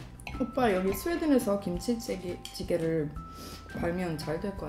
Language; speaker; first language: Korean; non-native, fluent; Swedish